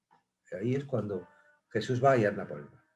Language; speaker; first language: Spanish; native; Spanish